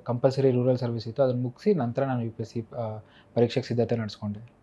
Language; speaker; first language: Kannada; native; Kannada